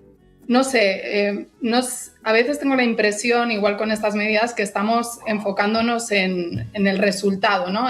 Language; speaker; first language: Spanish; native; Spanish